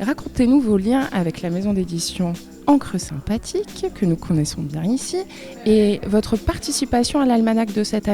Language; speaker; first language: French; native; French